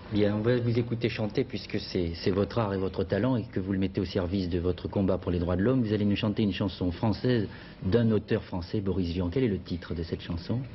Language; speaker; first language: French; native; French